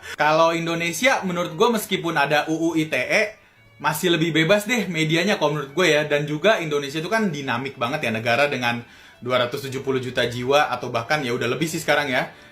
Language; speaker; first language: Indonesian; native; Indonesian